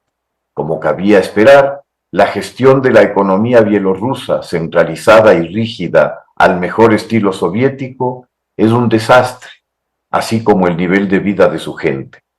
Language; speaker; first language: Spanish; native; Spanish